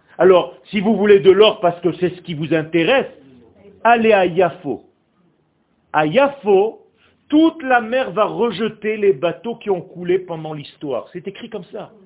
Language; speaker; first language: French; non-native, fluent; Hebrew